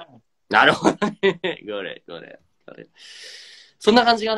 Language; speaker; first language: Japanese; native; Japanese